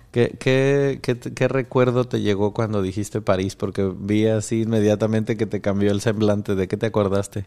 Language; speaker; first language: Spanish; native; Spanish